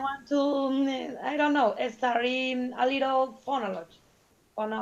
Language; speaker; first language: English; non-native, learner; Spanish